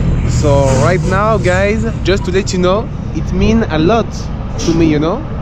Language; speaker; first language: English; non-native, fluent; French